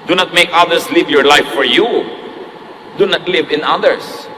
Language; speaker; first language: English; non-native, local second language; Filipino